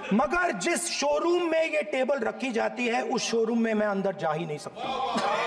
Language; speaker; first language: Hindi; native; Hindi